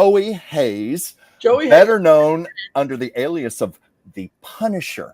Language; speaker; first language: English; native; English